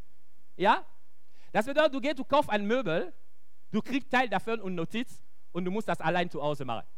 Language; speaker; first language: German; non-native, local second language; French